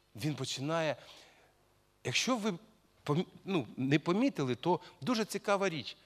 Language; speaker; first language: Ukrainian; non-native, local second language; Russian